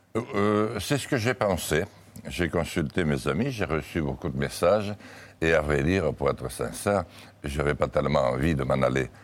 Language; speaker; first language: French; native; French